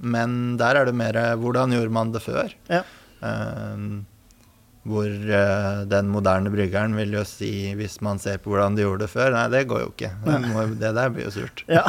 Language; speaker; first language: Norwegian; native; Norwegian